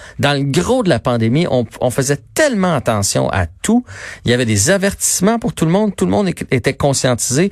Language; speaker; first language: French; native; French